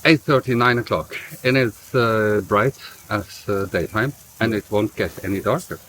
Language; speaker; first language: English; non-native, fluent; Norwegian